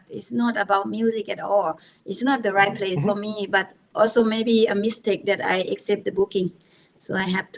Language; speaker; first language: English; non-native, learner; Thai